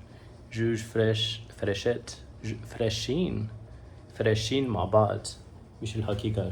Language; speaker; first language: Arabic; non-native, learner; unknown